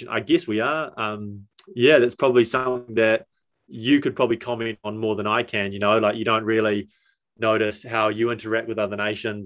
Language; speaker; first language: English; native; English